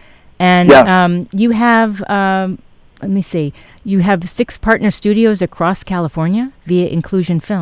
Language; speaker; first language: English; native; English